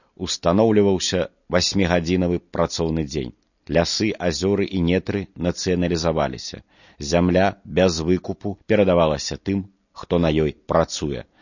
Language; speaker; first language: Belarusian; non-native, local second language; Russian